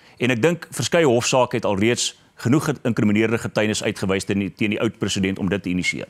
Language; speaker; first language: Afrikaans; native; Afrikaans